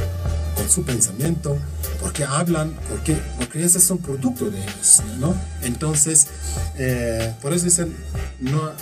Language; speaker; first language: Spanish; non-native, learner; Kurdish